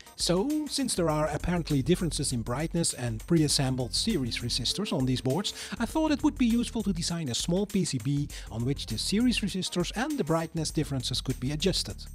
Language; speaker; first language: English; non-native, fluent; Dutch